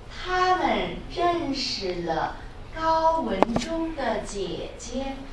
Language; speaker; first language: Chinese; native; Chinese